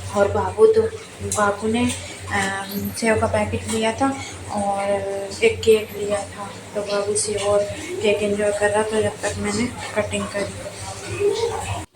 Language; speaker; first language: Hindi; native; Hindi